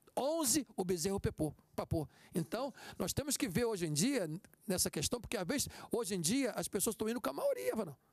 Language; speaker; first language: Portuguese; native; Portuguese